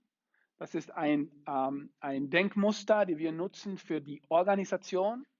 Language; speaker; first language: German; non-native, fluent; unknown